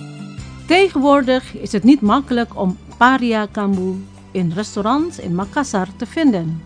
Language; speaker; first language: Dutch; non-native, fluent; Indonesian